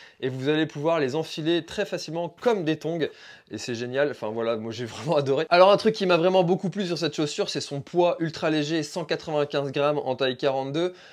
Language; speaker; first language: French; native; French